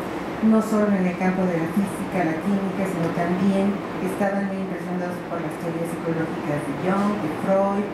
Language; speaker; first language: Spanish; native; Spanish